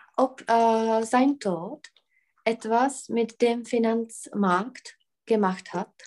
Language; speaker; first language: German; non-native, fluent; Czech